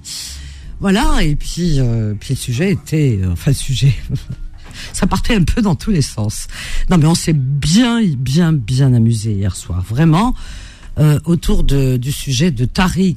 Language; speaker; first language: French; native; French